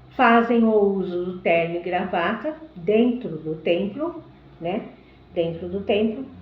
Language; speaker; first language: Portuguese; native; Portuguese